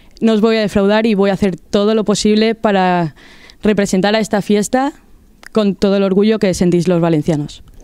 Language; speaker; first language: Spanish; native; Spanish